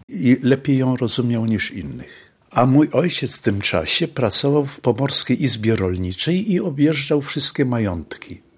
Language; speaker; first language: Polish; native; Polish